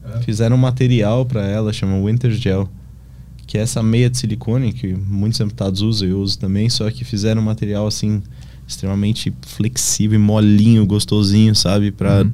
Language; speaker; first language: Portuguese; native; Portuguese